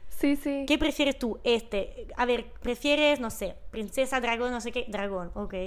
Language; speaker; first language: Spanish; non-native, fluent; Italian